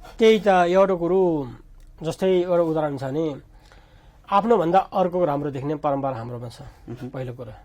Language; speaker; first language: Nepali; non-native, local second language; Sherpa